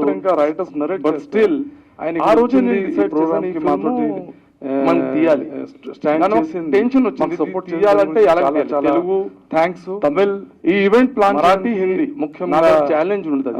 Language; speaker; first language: Telugu; early bilingual, heritage; Telugu